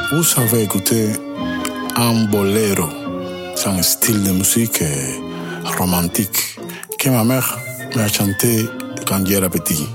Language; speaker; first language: French; non-native, learner; Spanish